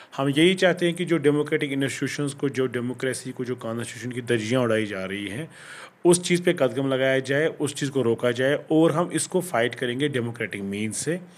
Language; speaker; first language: Hindi; non-native, local second language; Kashmiri